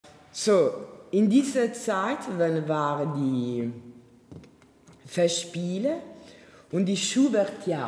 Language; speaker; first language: German; non-native, learner; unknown